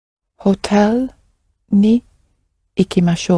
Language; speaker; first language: Japanese; non-native, learner; English